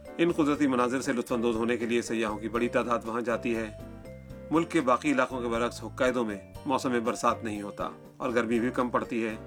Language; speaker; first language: Urdu; native; Urdu